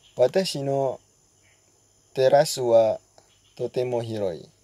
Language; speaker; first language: Japanese; non-native, learner; Malay